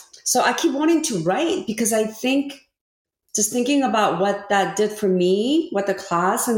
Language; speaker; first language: English; early bilingual, other home language; Korean